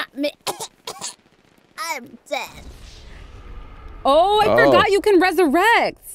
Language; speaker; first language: English; native; English